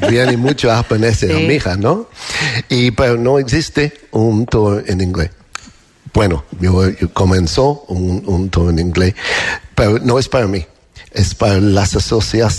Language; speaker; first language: Spanish; non-native, learner; English